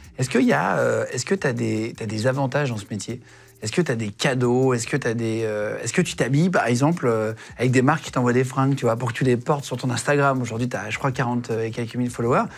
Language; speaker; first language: French; native; French